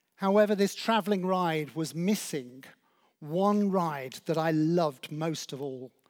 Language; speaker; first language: English; native; English